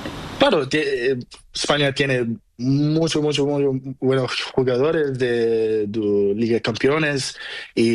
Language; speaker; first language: Spanish; non-native, learner; Portuguese